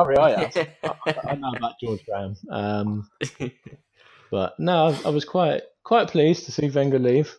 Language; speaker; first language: English; native; English